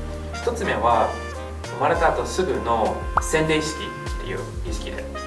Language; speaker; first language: Japanese; non-native, fluent; English